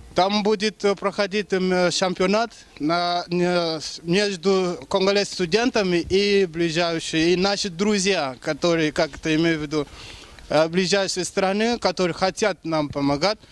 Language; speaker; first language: Russian; non-native, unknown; Lingala